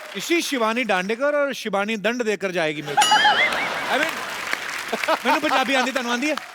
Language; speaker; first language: Hindi; non-native, local second language; Punjabi